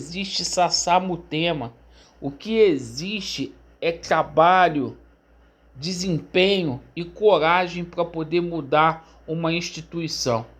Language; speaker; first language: Portuguese; native; Portuguese